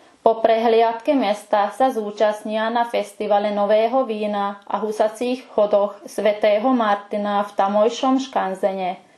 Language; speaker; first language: Slovak; non-native, local second language; Hungarian